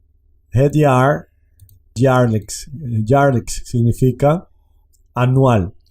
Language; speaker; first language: Dutch; non-native, learner; Spanish